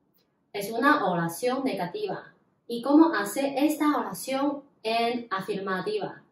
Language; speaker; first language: Spanish; non-native, fluent; Chinese